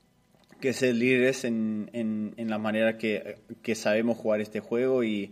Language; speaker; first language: Spanish; early bilingual, heritage; Spanish